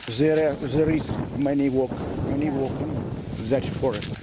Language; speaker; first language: English; non-native, learner; Russian